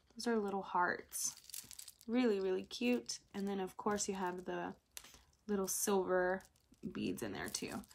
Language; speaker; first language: English; early bilingual, other home language; Spanish